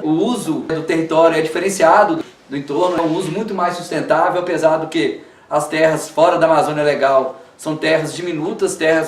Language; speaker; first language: Portuguese; native; Portuguese